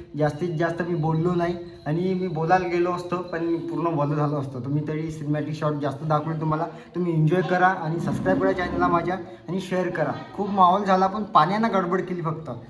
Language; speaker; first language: Marathi; native; Marathi